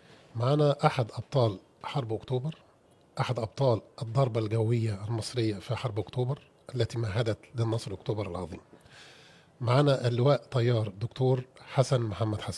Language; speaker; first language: Arabic; native; Arabic